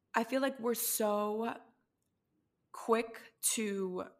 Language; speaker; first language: English; non-native, fluent; Spanish